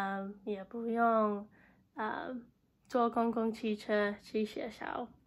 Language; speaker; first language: Chinese; non-native, learner; English